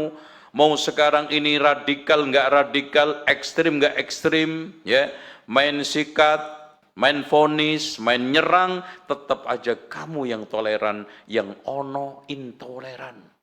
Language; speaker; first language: Indonesian; native; Indonesian